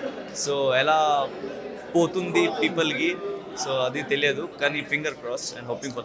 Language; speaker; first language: Telugu; non-native, learner; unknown